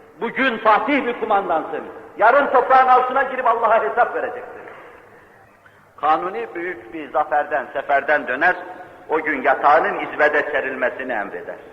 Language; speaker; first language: Turkish; native; Turkish